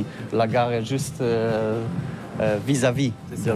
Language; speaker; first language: French; non-native, learner; Polish